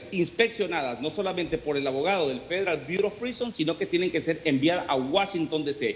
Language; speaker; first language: Spanish; native; Spanish